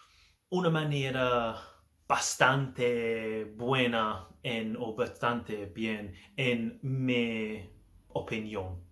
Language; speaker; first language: Spanish; non-native, learner; English